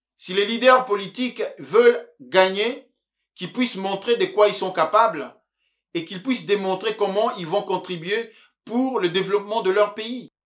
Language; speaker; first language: French; non-native, local second language; Luba-Lulua